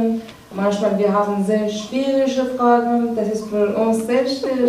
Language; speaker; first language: German; non-native, learner; Persian